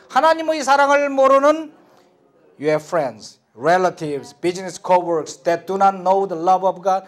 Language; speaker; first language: English; non-native, fluent; Korean